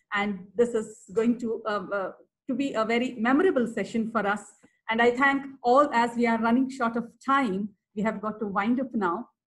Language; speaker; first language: English; non-native, local second language; Kannada